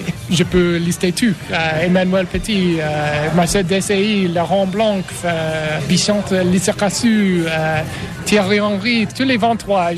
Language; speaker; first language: French; non-native, learner; English